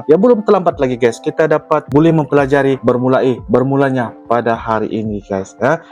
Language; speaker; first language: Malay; native; Malay